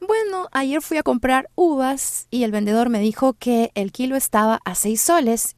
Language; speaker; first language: Spanish; native; Spanish